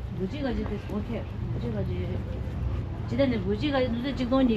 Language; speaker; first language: Hindi; non-native, local second language; Tibetan